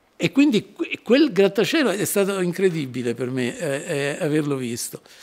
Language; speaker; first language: Italian; native; Italian